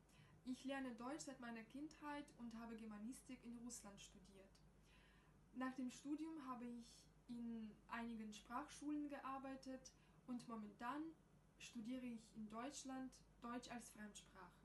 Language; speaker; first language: German; non-native, fluent; Russian